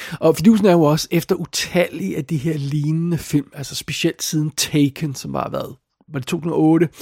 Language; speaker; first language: Danish; native; Danish